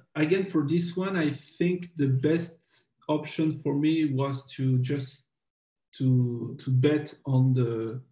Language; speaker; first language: English; non-native, fluent; French